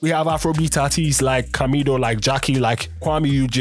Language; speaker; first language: English; non-native, local second language; Akan